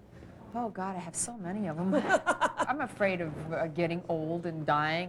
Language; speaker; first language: English; native; English